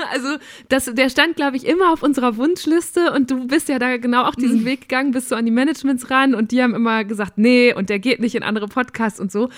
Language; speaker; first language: German; native; German